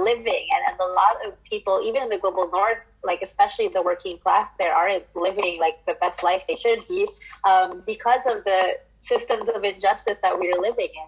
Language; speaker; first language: English; non-native, local second language; Filipino